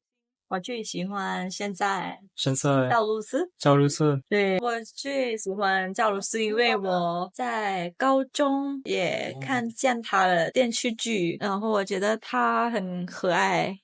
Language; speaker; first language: Chinese; non-native, learner; Thai